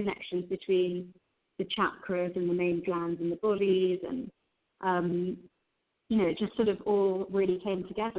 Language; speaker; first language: English; native; English